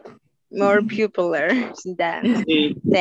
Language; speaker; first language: English; non-native, learner; Spanish